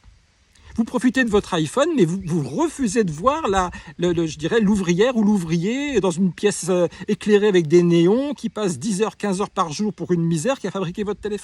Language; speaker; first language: French; native; French